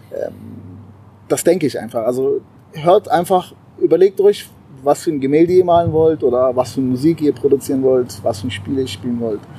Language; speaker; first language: German; early bilingual, other home language; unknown